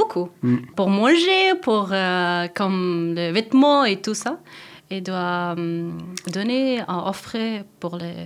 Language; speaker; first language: French; non-native, learner; Persian